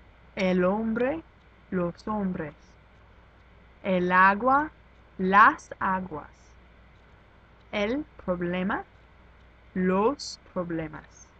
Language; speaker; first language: Spanish; non-native, fluent; English